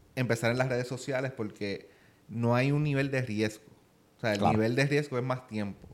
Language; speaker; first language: Spanish; native; Spanish